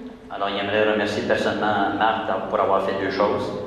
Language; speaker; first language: French; native; French